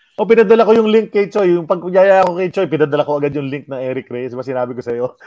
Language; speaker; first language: Filipino; native; Filipino